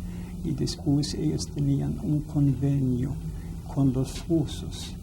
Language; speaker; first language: Spanish; non-native, fluent; Yiddish